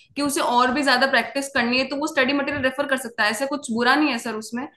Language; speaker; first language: Hindi; native; Hindi